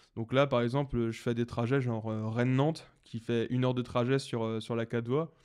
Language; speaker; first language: French; native; French